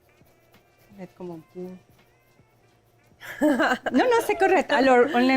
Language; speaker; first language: French; non-native, learner; Spanish